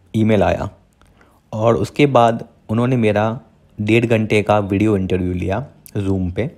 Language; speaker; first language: Hindi; non-native, local second language; Gujarati